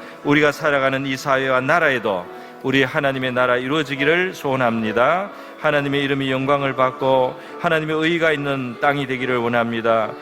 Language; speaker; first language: Korean; native; Korean